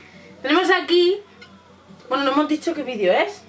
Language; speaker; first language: Spanish; native; Spanish